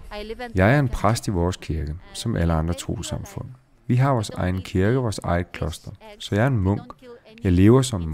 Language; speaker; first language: Danish; native; Danish